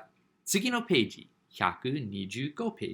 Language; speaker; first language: Japanese; non-native, fluent; English